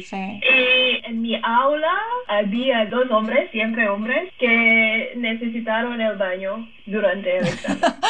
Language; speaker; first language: Spanish; non-native, fluent; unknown